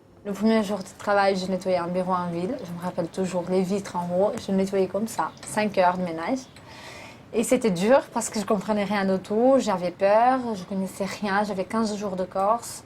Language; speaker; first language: French; non-native, learner; Portuguese